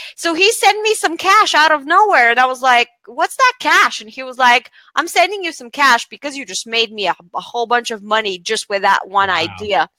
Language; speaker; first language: English; non-native, fluent; Bulgarian